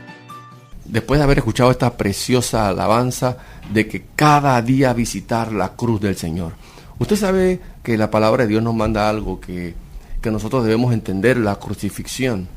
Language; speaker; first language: Spanish; native; Spanish